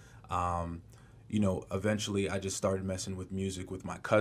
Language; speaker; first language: English; native; English